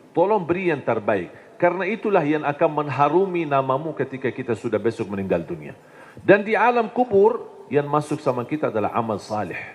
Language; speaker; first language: Indonesian; non-native, fluent; Arabic